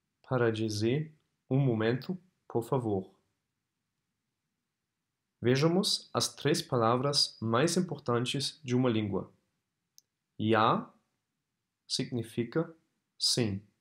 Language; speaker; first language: Portuguese; non-native, fluent; German